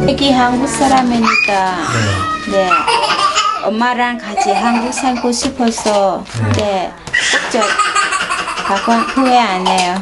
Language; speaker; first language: Korean; non-native, learner; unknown